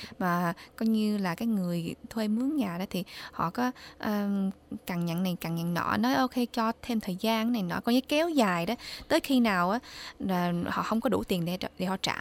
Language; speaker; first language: Vietnamese; early bilingual, heritage; Vietnamese